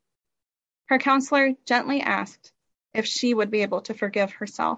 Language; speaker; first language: English; native; English